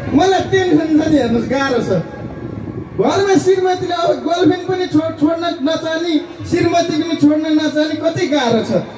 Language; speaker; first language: Nepali; native; Nepali